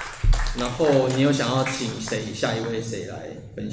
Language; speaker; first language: Chinese; native; Chinese